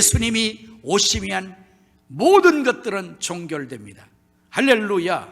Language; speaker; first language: Korean; native; Korean